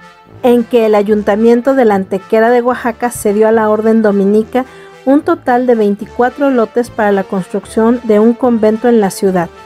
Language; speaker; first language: Spanish; native; Spanish